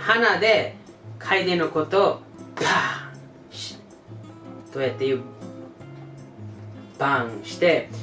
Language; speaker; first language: Japanese; non-native, learner; English